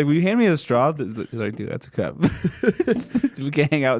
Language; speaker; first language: English; native; English